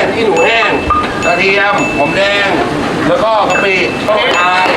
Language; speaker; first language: Thai; native; Thai